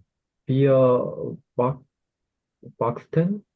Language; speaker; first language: German; non-native, learner; Korean